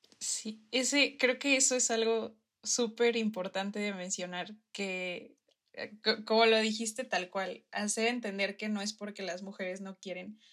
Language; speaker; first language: Spanish; native; Spanish